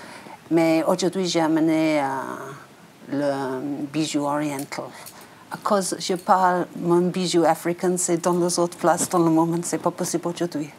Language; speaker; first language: French; non-native, learner; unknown